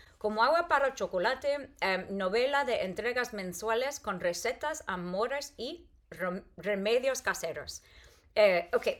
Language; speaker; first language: Spanish; non-native, fluent; English